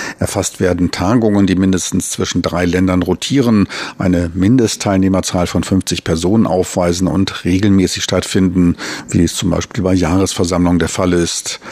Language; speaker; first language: German; native; German